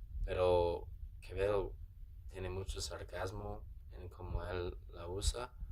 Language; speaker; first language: Spanish; non-native, learner; English